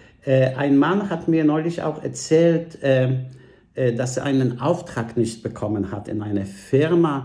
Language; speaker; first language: German; non-native, fluent; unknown